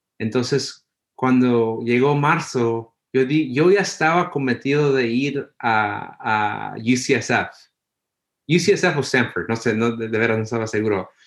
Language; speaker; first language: Spanish; early bilingual, heritage; Spanish